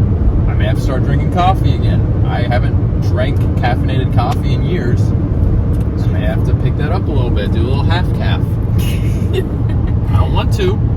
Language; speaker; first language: English; native; English